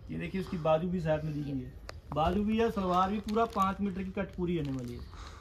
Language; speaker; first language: Hindi; non-native, local second language; Punjabi